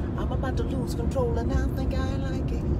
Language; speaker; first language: English; native; English